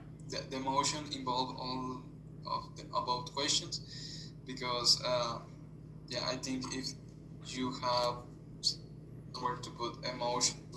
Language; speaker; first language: English; non-native, fluent; Spanish